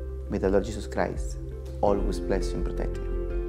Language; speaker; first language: English; non-native, fluent; Spanish